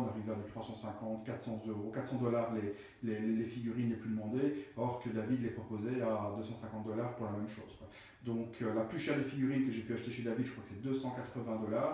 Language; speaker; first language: French; native; French